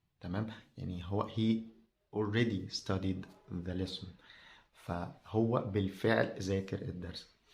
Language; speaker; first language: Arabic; native; Arabic